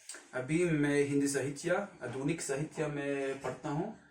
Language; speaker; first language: Hindi; non-native, learner; Swedish